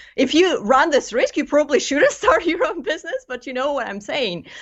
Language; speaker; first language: English; non-native, fluent; Greek